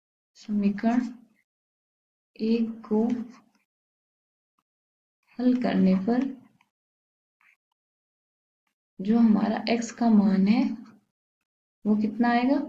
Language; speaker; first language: Hindi; native; Hindi